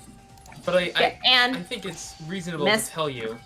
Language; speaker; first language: English; native; English